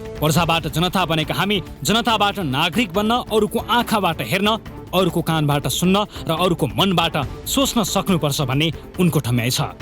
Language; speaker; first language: Nepali; native; Nepali